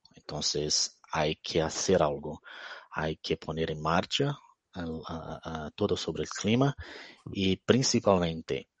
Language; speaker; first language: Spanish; non-native, fluent; Portuguese